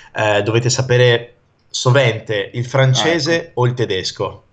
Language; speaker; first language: Italian; native; Italian